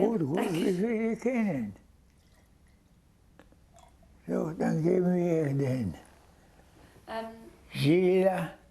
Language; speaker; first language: German; non-native, fluent; Hungarian